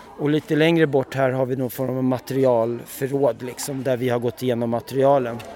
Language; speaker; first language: Swedish; early bilingual, other home language; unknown